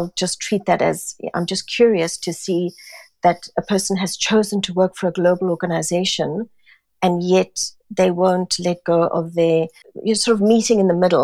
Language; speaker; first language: English; non-native, local second language; Italian